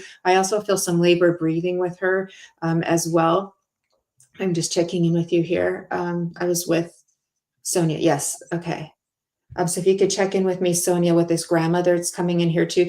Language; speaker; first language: English; native; English